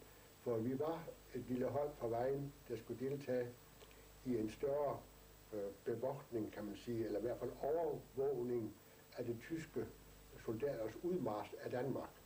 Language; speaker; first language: Danish; native; Danish